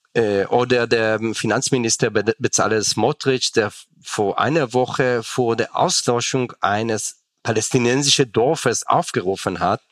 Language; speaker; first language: German; non-native, fluent; Hebrew